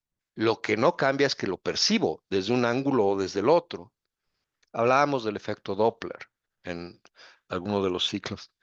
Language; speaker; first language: Spanish; native; Spanish